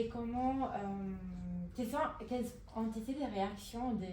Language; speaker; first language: French; non-native, fluent; Italian